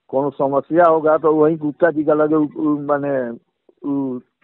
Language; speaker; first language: Hindi; native; Hindi